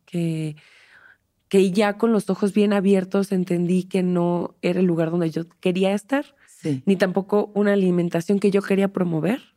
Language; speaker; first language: Spanish; native; Spanish